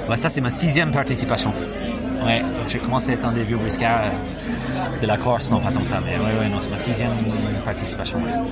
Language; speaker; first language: French; non-native, fluent; English